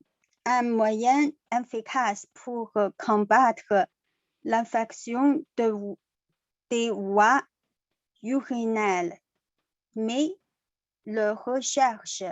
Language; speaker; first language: French; non-native, learner; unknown